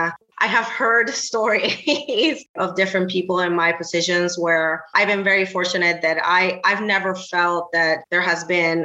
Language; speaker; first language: English; non-native, fluent; Spanish